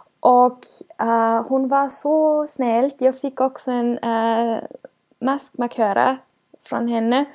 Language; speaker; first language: Swedish; non-native, fluent; German